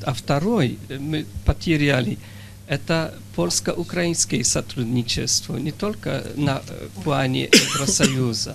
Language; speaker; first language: Russian; non-native, fluent; Polish